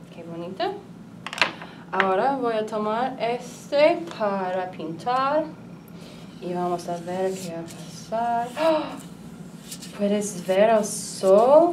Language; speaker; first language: Spanish; non-native, learner; English